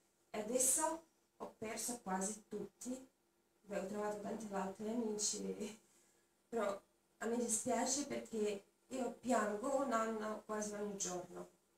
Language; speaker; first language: Italian; non-native, learner; Russian